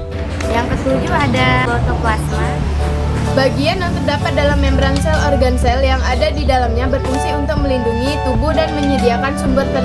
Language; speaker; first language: Indonesian; native; Indonesian